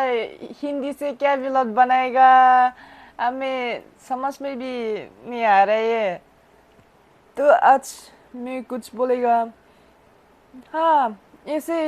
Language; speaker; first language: Hindi; non-native, local second language; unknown